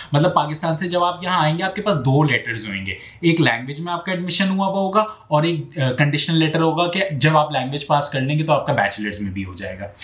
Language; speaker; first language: Urdu; native; Urdu